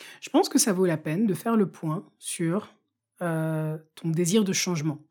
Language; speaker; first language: French; non-native, local second language; Bambara